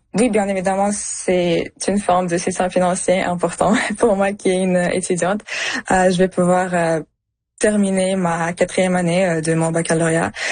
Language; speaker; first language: French; early bilingual, other home language; Russian